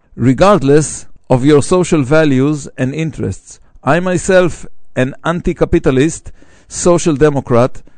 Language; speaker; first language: English; non-native, fluent; Hebrew